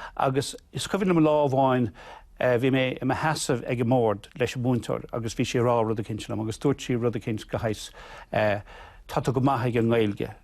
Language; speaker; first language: Irish; non-native, local second language; English